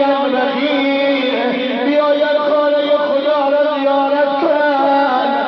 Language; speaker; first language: Persian; native; Persian